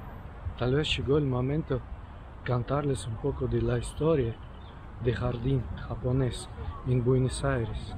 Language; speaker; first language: Spanish; non-native, learner; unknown